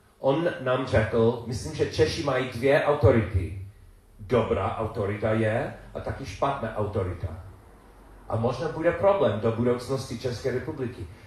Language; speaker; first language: Czech; non-native, learner; English